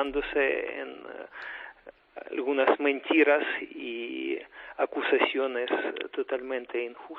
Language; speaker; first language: Spanish; non-native, fluent; Ukrainian